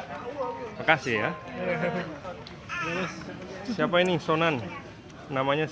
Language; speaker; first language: Indonesian; native; Indonesian